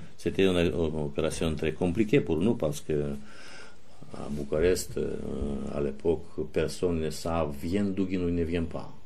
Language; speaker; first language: French; non-native, fluent; Romanian